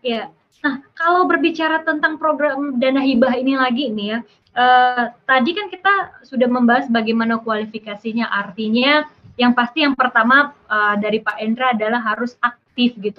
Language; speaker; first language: Indonesian; native; Indonesian